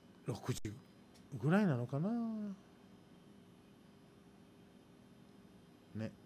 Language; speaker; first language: Japanese; native; Japanese